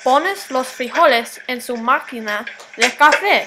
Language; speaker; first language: Spanish; non-native, learner; English